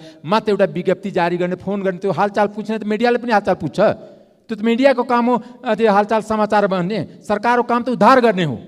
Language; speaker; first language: Nepali; non-native, local second language; Maithili